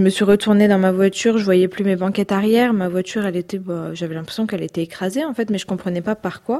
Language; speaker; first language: French; native; French